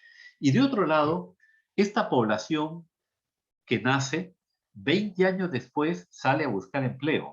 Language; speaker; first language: Spanish; native; Spanish